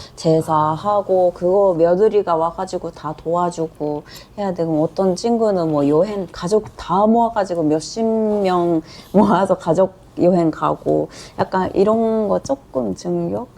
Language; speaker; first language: Korean; non-native, fluent; Japanese